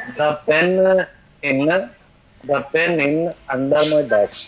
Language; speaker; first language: English; non-native, learner; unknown